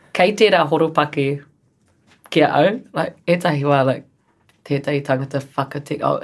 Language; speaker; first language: Māori; non-native, learner; English